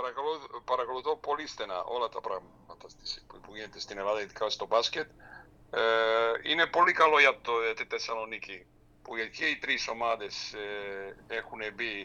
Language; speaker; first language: Greek; non-native, fluent; Serbian